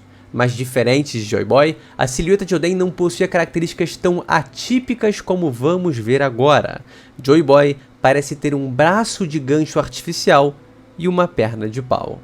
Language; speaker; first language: Portuguese; native; Portuguese